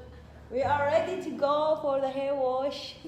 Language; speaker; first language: English; non-native, fluent; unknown